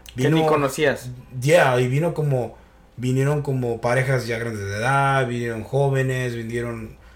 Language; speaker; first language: Spanish; early bilingual, heritage; Spanish